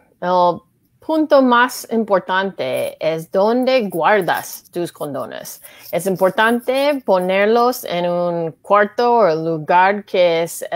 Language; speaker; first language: Spanish; non-native, learner; English